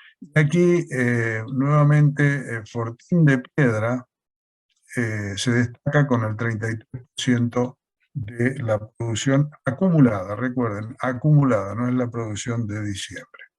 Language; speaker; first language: Spanish; native; Spanish